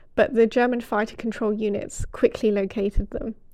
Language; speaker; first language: English; native; English